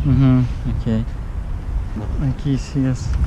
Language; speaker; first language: Spanish; non-native, learner; Russian